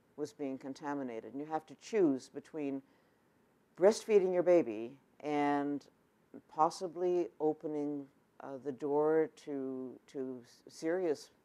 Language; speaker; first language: English; native; English